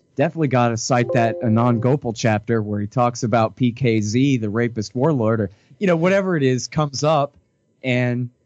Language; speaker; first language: English; native; English